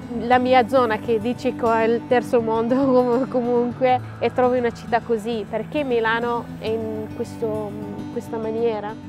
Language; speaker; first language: Italian; non-native, fluent; Arabic